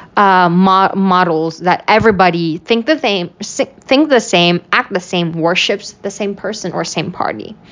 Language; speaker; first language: English; non-native, fluent; Uyghur